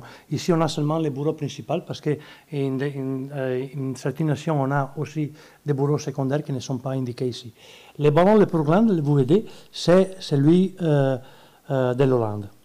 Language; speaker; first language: French; non-native, learner; Italian